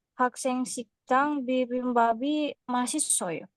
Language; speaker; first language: Korean; non-native, learner; Indonesian